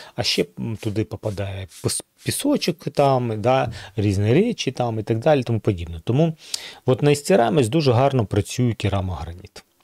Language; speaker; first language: Ukrainian; non-native, local second language; Russian